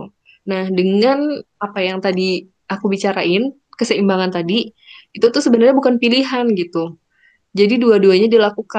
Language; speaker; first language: Indonesian; native; Indonesian